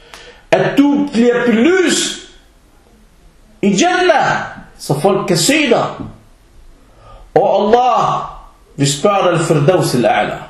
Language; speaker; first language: Danish; early bilingual, other home language; Arabic